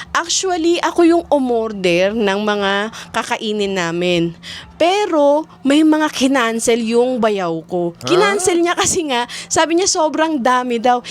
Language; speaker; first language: Filipino; native; Filipino